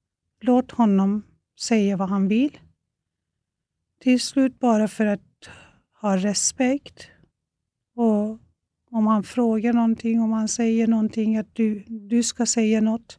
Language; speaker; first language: Swedish; non-native, fluent; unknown